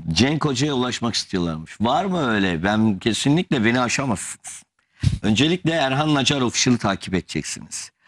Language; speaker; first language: Turkish; native; Turkish